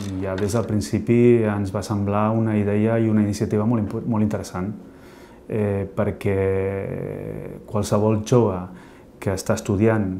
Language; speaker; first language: Catalan; native; Catalan